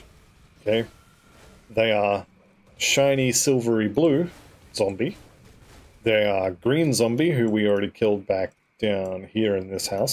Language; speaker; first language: English; native; English